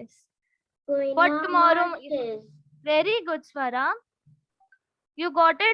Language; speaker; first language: English; non-native, local second language; Hindi